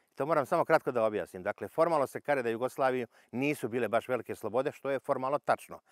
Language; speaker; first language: Bosnian; native; Bosnian